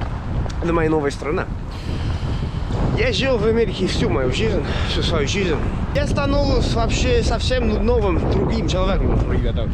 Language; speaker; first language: Russian; non-native, fluent; English